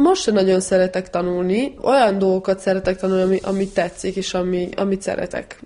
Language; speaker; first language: Hungarian; non-native, fluent; Serbian